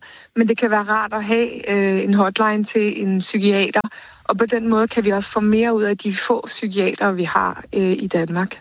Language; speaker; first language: Danish; native; Danish